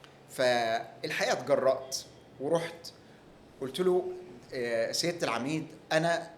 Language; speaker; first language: Arabic; native; Arabic